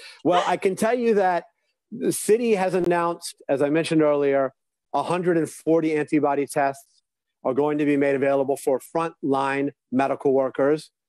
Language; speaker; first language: English; native; English